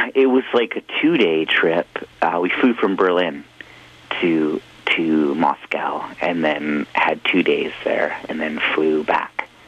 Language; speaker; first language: English; native; English